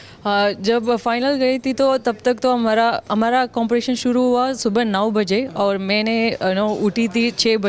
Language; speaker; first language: Hindi; non-native, local second language; Tamil